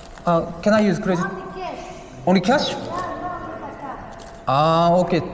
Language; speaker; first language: English; non-native, learner; Japanese